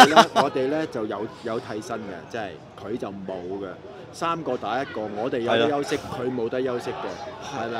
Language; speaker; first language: Cantonese; native; Cantonese